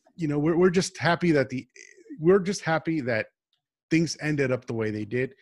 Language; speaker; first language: English; native; English